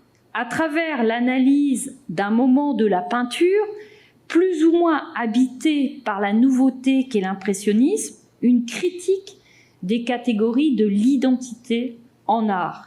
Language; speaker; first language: French; native; French